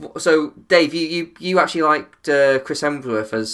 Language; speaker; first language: English; native; English